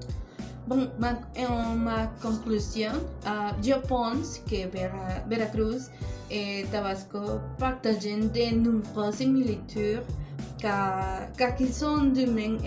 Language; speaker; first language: French; non-native, learner; Spanish